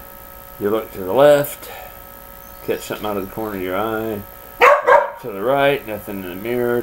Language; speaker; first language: English; native; English